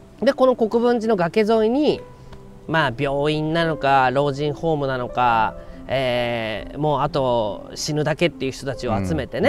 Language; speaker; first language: Japanese; native; Japanese